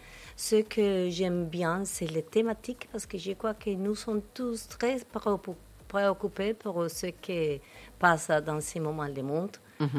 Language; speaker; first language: French; non-native, learner; Spanish